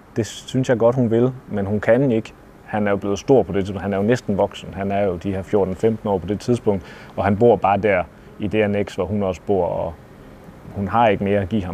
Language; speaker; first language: Danish; native; Danish